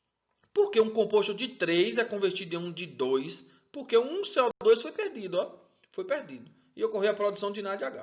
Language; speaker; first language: Portuguese; native; Portuguese